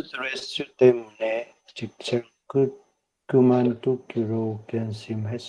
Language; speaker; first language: Korean; non-native, learner; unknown